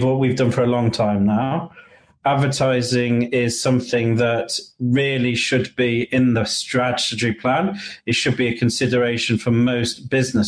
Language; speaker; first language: English; native; English